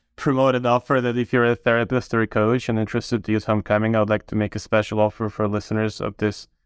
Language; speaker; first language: English; non-native, fluent; Ukrainian